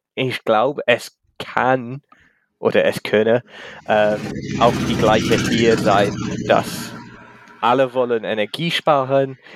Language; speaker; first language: German; non-native, learner; English